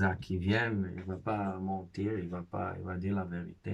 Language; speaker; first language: French; non-native, fluent; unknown